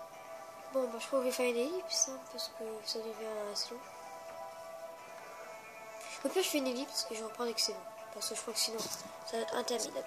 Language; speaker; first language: French; native; French